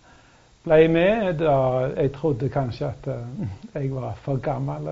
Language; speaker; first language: Norwegian; native; Norwegian